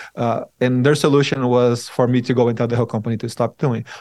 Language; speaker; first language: English; non-native, fluent; Portuguese